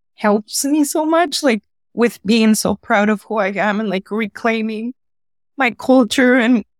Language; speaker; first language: English; early bilingual, other home language; Spanish